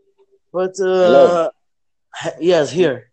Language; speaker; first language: English; non-native, learner; Portuguese